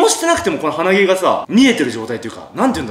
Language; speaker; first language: Japanese; native; Japanese